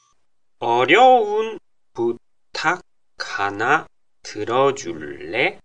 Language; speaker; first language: Korean; non-native, fluent; Japanese